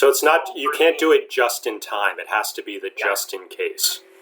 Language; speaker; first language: English; native; English